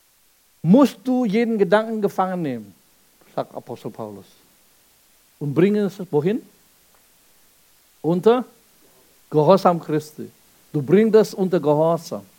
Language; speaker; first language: German; non-native, fluent; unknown